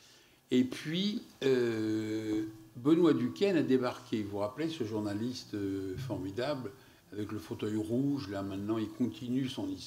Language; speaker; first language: French; native; French